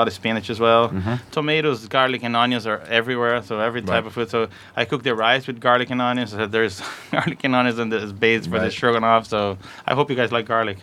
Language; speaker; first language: English; non-native, fluent; Portuguese